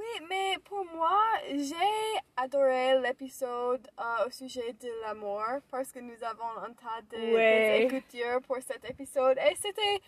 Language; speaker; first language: French; non-native, learner; English